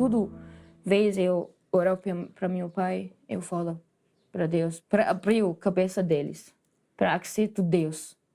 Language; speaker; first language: Portuguese; non-native, learner; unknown